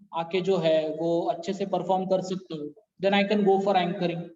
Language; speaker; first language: Hindi; non-native, local second language; Marathi